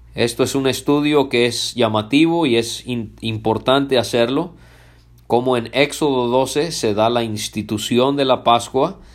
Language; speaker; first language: Spanish; early bilingual, other home language; English